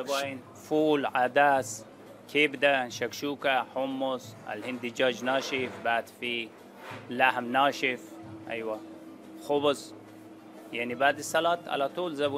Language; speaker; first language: Arabic; non-native, learner; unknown